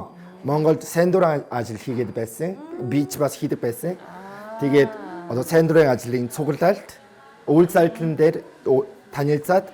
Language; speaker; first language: Mongolian; non-native, fluent; Korean